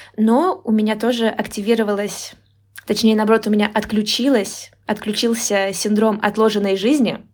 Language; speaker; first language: Russian; native; Russian